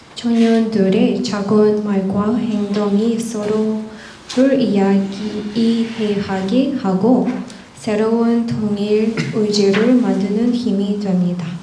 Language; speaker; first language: Korean; non-native, learner; Russian